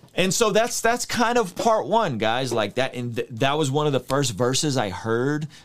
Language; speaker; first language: English; early bilingual, other home language; Russian